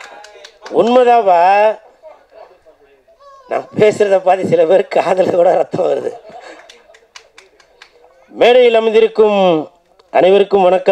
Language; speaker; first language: Tamil; native; Tamil